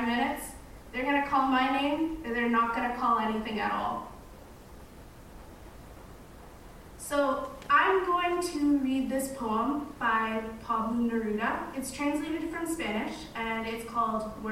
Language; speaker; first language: English; non-native, fluent; Arabic